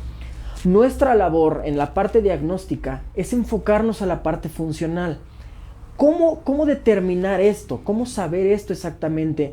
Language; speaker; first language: Spanish; native; Spanish